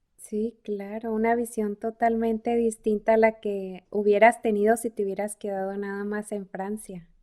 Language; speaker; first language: Spanish; native; Spanish